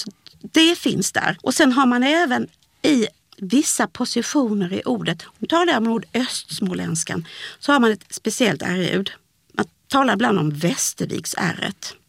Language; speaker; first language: Swedish; native; Swedish